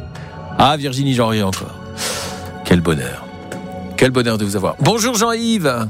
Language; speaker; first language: French; native; French